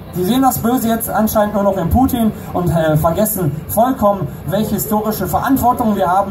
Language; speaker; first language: German; native; German